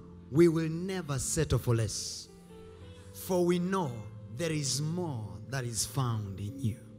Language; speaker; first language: English; non-native, local second language; Swahili